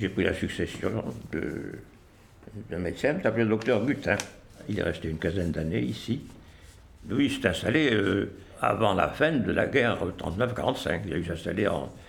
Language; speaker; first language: French; native; French